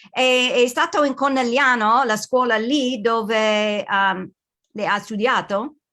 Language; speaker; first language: Italian; non-native, learner; English